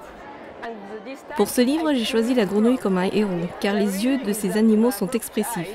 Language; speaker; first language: French; non-native, fluent; Japanese